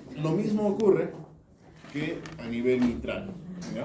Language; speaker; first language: Spanish; native; Spanish